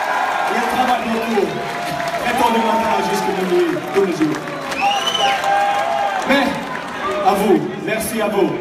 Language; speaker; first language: French; non-native, learner; Finnish